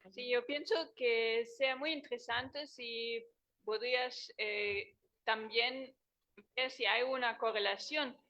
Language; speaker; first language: Spanish; non-native, fluent; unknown